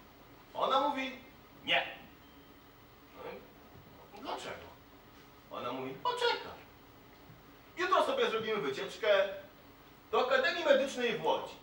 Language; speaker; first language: Polish; non-native, fluent; Kurdish